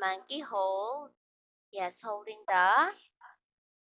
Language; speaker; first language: English; non-native, fluent; Filipino